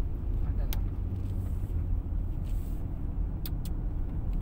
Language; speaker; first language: English; non-native, learner; Arabic